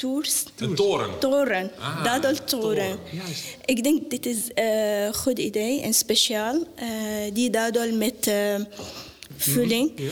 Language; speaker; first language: Dutch; non-native, learner; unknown